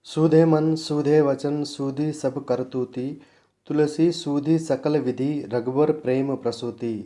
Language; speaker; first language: Hindi; non-native, local second language; Telugu